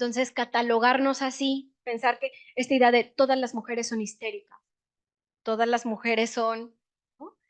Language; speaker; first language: Spanish; native; Spanish